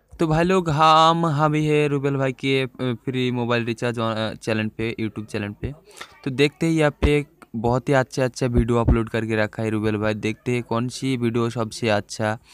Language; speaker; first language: Hindi; non-native, local second language; Bangla